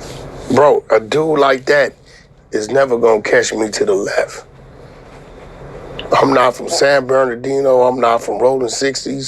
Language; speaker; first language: English; native; English